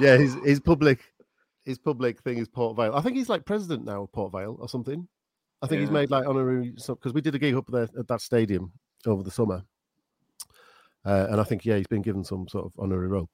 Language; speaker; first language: English; native; English